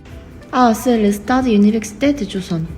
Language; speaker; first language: French; non-native, learner; Korean